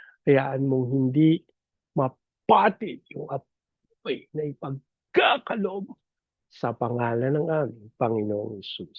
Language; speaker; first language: Filipino; native; Filipino